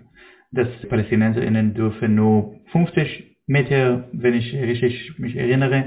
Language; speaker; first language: German; non-native, fluent; Hebrew